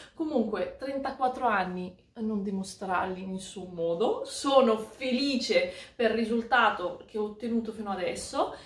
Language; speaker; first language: Italian; early bilingual, other home language; Arabic